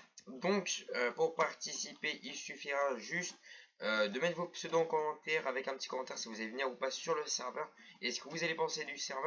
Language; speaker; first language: French; native; French